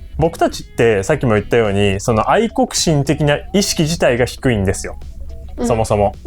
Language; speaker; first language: Japanese; native; Japanese